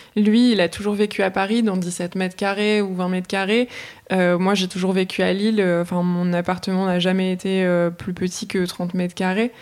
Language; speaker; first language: French; native; French